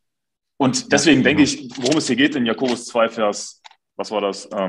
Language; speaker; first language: German; native; German